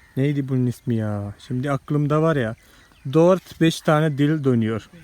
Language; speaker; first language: Turkish; non-native, fluent; Malayalam